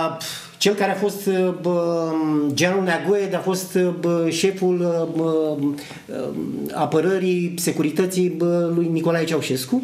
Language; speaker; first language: Romanian; native; Romanian